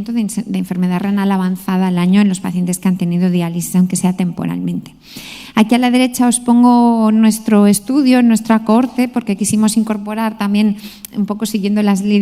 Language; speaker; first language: Spanish; native; Spanish